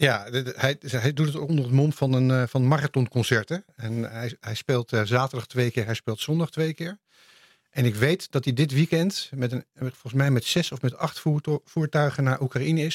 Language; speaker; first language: Dutch; native; Dutch